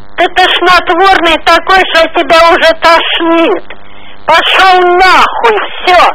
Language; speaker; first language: Russian; native; Russian